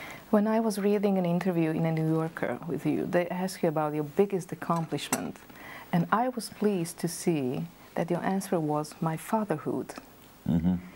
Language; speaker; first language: English; non-native, fluent; Slovak